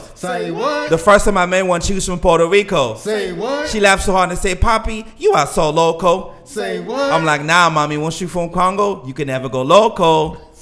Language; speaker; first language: English; non-native, fluent; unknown